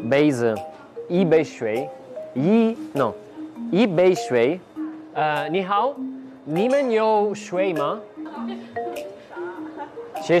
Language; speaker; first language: Chinese; non-native, learner; Italian